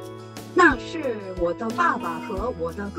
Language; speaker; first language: Chinese; non-native, learner; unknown